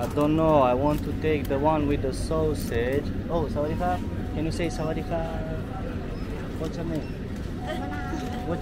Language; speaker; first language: English; non-native, fluent; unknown